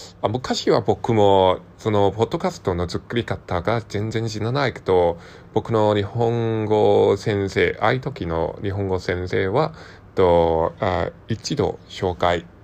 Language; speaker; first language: Japanese; non-native, learner; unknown